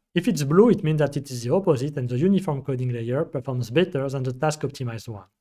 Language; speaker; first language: English; non-native, fluent; French